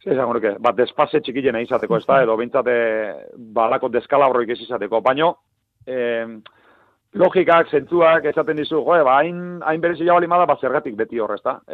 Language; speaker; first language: Basque; native; Basque